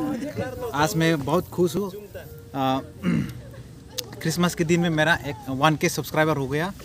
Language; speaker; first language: Hindi; non-native, local second language; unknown